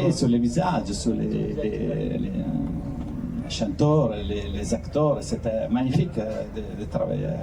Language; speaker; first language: French; non-native, fluent; Italian